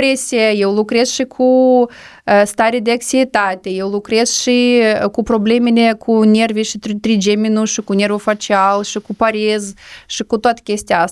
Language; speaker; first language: Romanian; non-native, local second language; Russian